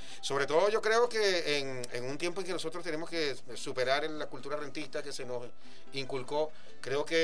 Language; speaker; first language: Spanish; native; Spanish